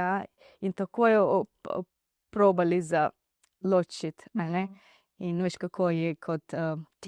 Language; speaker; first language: Slovenian; non-native, learner; Divehi